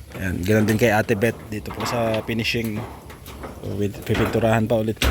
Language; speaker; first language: Filipino; non-native, local second language; Hiligaynon